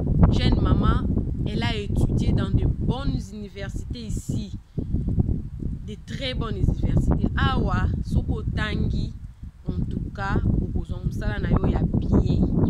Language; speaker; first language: French; non-native, local second language; Lingala